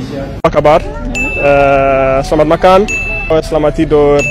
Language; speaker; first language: Indonesian; non-native, learner; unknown